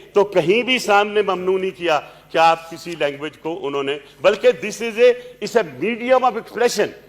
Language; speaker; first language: Urdu; non-native, local second language; Punjabi